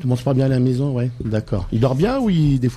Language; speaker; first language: French; native; French